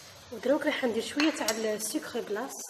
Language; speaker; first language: Arabic; native; Arabic